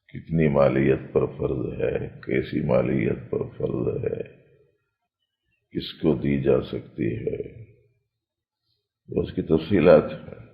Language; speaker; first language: Urdu; native; Urdu